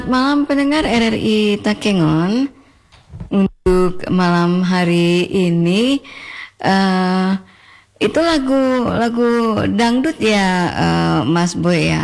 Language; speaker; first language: Indonesian; native; Indonesian